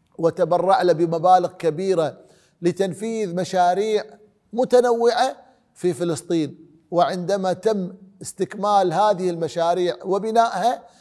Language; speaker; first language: Arabic; native; Arabic